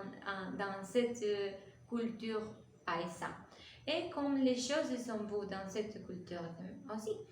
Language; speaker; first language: French; non-native, learner; Spanish